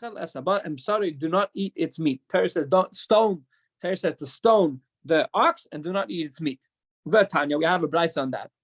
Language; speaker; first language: English; non-native, fluent; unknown